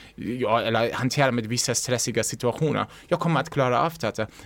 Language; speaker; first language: Swedish; non-native, fluent; German